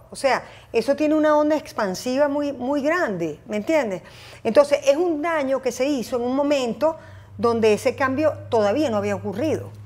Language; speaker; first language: Spanish; native; Spanish